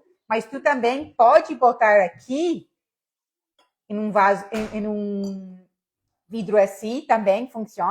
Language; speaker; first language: Portuguese; non-native, fluent; English